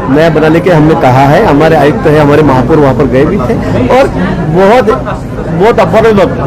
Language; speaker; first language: Hindi; non-native, local second language; Marathi